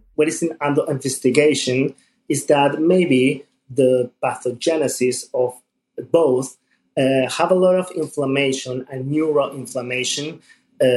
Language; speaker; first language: English; non-native, fluent; Spanish